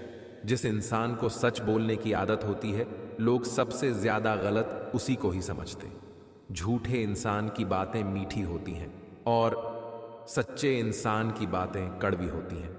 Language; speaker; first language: Hindi; native; Hindi